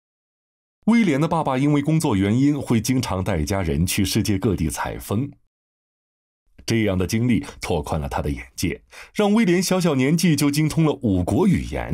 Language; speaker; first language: Chinese; native; Chinese